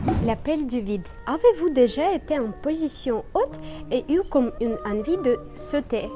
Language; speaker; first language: French; non-native, fluent; Russian